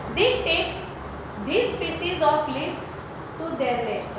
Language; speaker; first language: English; non-native, local second language; Gujarati